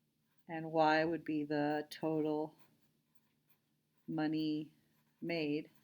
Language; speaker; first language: English; native; English